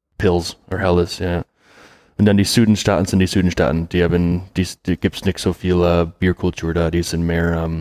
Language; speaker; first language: German; non-native, learner; English